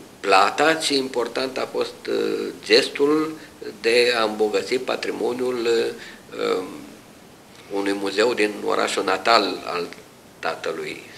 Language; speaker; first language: Romanian; native; Romanian